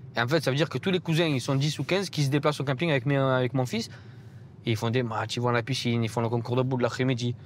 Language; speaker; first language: French; native; French